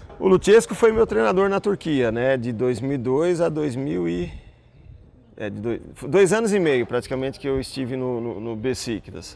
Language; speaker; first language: Portuguese; native; Portuguese